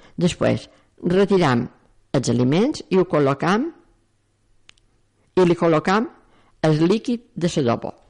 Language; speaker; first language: Catalan; native; Catalan